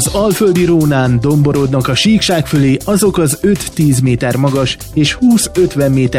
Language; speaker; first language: Hungarian; native; Hungarian